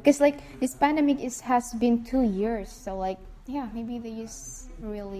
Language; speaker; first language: English; non-native, fluent; Indonesian